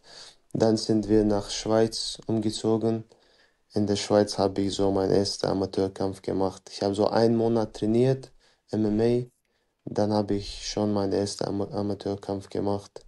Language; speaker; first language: German; non-native, fluent; Chechen